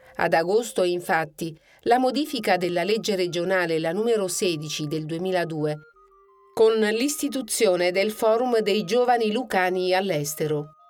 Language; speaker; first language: Italian; native; Italian